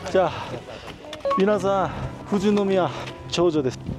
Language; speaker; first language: Japanese; non-native, fluent; Korean